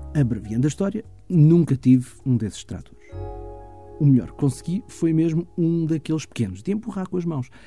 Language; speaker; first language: Portuguese; early bilingual, heritage; German